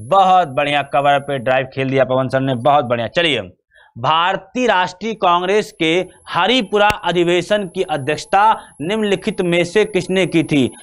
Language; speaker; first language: Hindi; native; Hindi